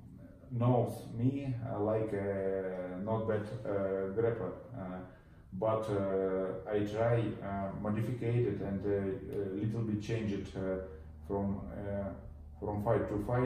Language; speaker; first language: English; non-native, learner; Russian